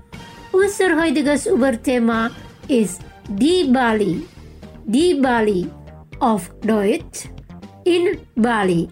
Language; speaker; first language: German; non-native, fluent; Indonesian